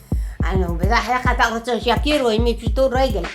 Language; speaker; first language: Hebrew; early bilingual, other home language; Arabic